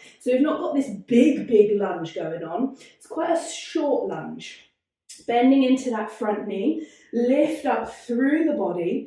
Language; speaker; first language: English; native; English